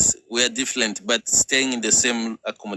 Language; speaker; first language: English; non-native, fluent; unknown